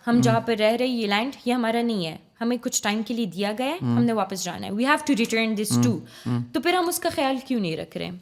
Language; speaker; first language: Urdu; non-native, local second language; Pashto